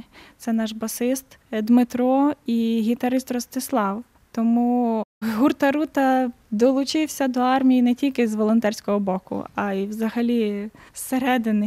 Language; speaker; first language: Ukrainian; native; Ukrainian